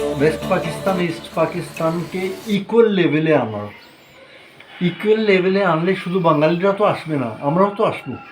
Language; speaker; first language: Bangla; non-native, fluent; Punjabi